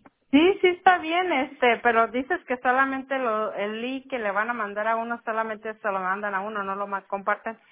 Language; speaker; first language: Spanish; native; Spanish